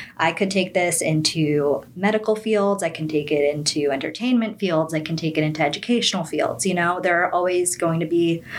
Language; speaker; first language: English; native; English